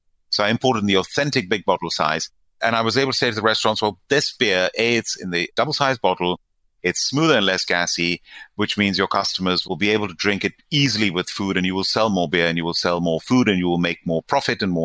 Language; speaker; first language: English; non-native, local second language; Gujarati